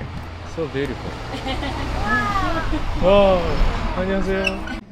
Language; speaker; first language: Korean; non-native, learner; Japanese